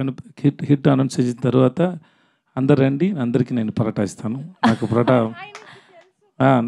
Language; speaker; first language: Telugu; non-native, learner; Tamil